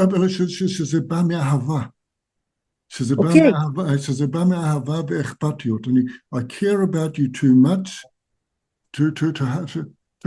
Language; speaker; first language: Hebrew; non-native, fluent; English